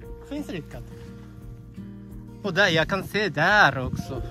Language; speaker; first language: Swedish; non-native, learner; Japanese